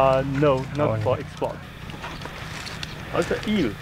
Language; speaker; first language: English; non-native, fluent; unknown